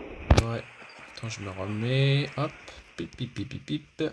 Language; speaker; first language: French; native; French